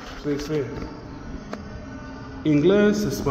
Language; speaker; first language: Spanish; non-native, learner; English